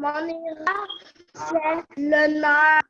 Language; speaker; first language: French; early bilingual, other home language; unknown